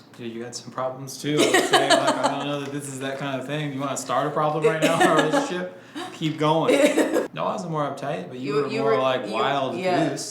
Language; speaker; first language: English; native; English